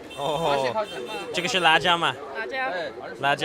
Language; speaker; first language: Chinese; non-native, learner; English